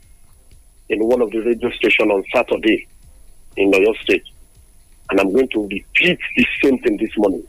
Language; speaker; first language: English; non-native, local second language; Yoruba